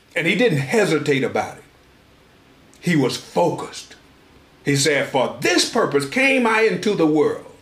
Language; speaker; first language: English; native; English